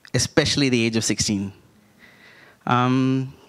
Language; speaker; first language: English; non-native, local second language; Malayalam